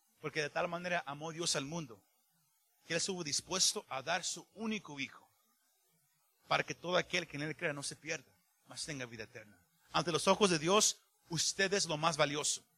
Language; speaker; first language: Spanish; early bilingual, heritage; Spanish